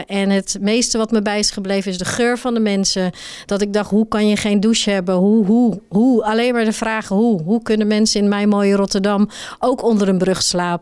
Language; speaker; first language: Dutch; native; Dutch